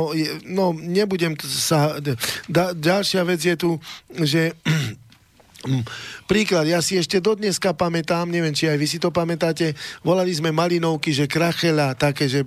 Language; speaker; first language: Slovak; native; Slovak